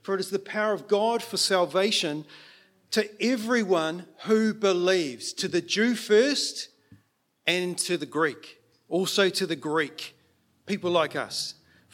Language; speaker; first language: English; native; English